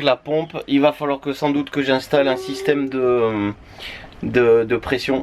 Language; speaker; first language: French; native; French